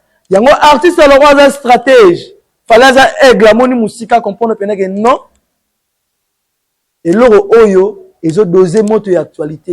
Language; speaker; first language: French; non-native, local second language; Lingala